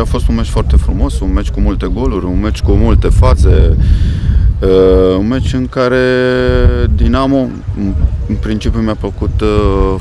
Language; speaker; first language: Romanian; non-native, local second language; Hungarian